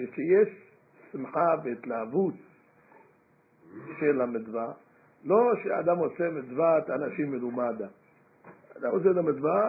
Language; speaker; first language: Hebrew; non-native, fluent; English